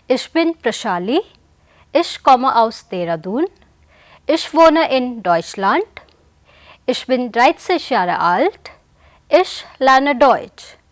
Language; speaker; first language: German; non-native, fluent; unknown